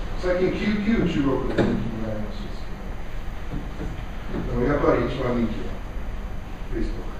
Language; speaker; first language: Japanese; non-native, learner; English